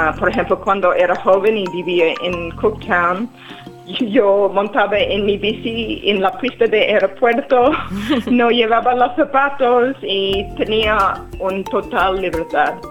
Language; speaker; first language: Spanish; non-native, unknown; English